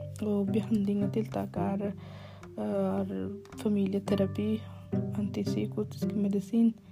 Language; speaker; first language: Norwegian; non-native, learner; Arabic